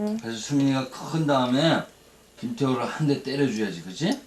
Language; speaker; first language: Korean; native; Korean